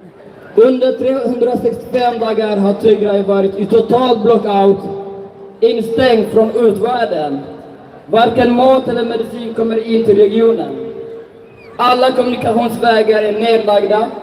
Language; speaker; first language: Swedish; early bilingual, other home language; Tigrinya